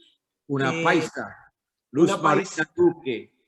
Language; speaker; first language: Spanish; non-native, learner; English